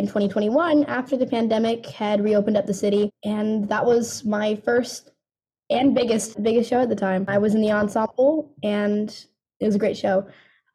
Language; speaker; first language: English; native; English